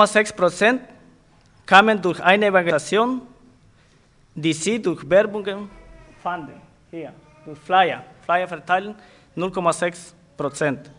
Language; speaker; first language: German; non-native, fluent; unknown